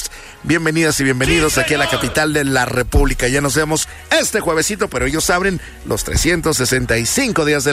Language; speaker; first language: Spanish; native; Spanish